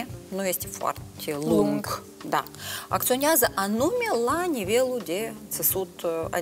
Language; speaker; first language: Romanian; non-native, local second language; Russian